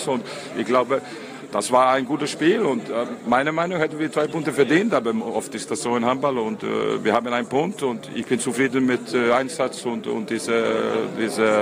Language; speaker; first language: German; non-native, fluent; Icelandic